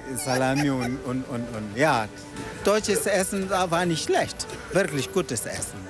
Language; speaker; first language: German; non-native, fluent; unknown